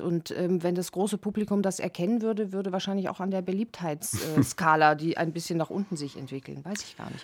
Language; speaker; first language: German; native; German